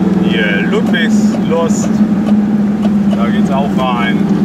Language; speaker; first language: German; native; German